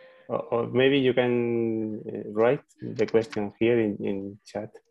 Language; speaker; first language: English; non-native, learner; Spanish